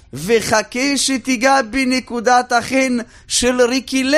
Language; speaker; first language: Hebrew; native; Hebrew